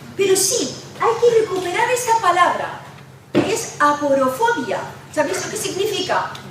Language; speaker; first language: Spanish; non-native, fluent; Persian